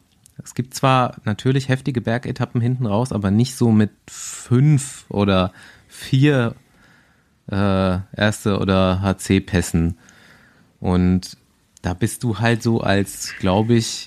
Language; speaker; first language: German; native; German